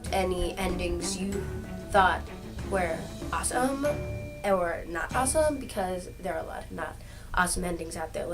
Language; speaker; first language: English; native; English